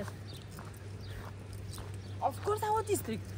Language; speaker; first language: English; non-native, learner; Russian